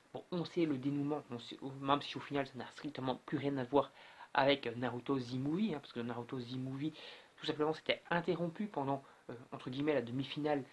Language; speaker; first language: French; native; French